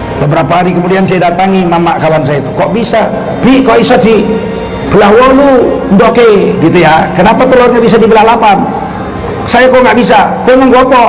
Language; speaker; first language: Indonesian; native; Indonesian